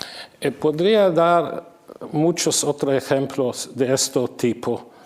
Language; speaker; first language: Spanish; non-native, fluent; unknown